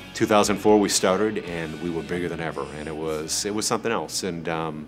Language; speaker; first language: English; native; English